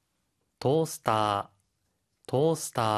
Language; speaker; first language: Japanese; non-native, fluent; Korean